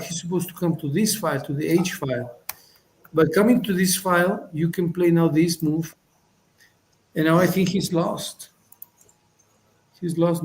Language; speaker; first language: English; non-native, fluent; Spanish